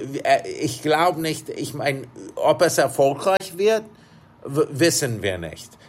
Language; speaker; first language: German; non-native, fluent; English